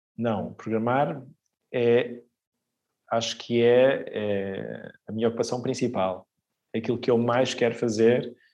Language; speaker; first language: Portuguese; early bilingual, heritage; Portuguese